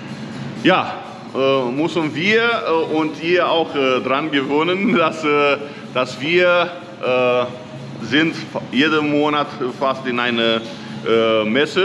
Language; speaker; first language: German; non-native, learner; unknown